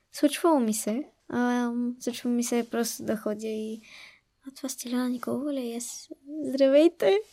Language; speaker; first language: Bulgarian; early bilingual, heritage; Bulgarian